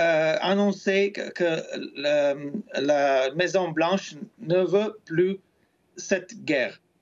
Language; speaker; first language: French; non-native, fluent; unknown